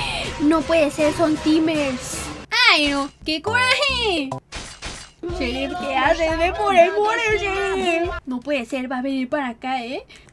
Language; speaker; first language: Spanish; native; Spanish